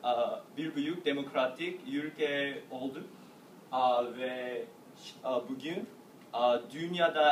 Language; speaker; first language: Turkish; non-native, learner; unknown